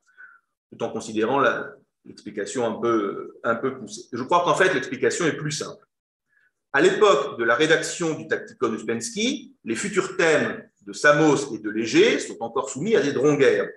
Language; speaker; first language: French; native; French